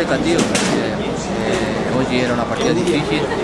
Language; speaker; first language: Italian; non-native, learner; Spanish